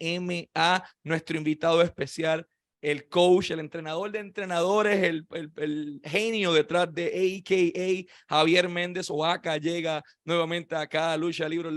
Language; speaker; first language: Spanish; native; Spanish